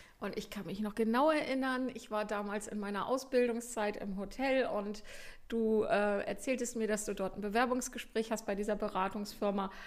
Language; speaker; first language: German; native; German